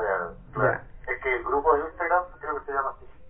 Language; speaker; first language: Spanish; native; Spanish